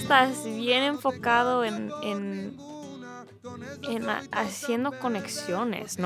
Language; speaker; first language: Spanish; early bilingual, heritage; English